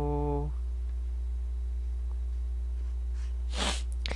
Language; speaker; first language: Chinese; non-native, learner; Korean